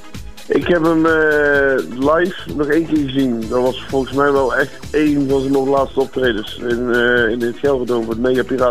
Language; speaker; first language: Dutch; native; Dutch